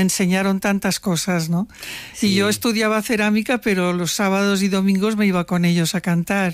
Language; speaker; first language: Spanish; non-native, local second language; Catalan